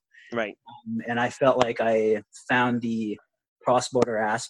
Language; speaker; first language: English; non-native, local second language; Filipino